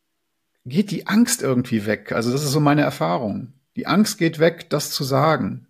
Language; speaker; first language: German; native; German